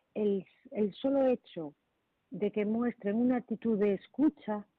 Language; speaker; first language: Spanish; native; Spanish